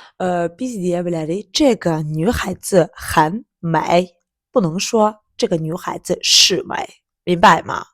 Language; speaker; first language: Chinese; non-native, fluent; Azerbaijani